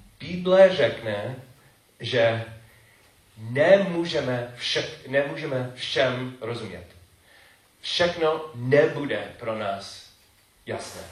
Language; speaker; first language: Czech; non-native, fluent; English